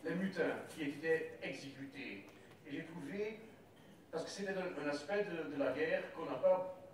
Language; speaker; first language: French; non-native, local second language; Dutch